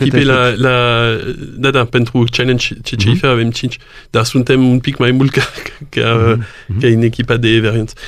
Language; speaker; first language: Romanian; non-native, learner; French